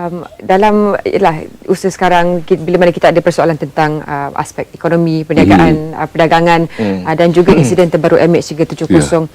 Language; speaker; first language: Malay; native; Malay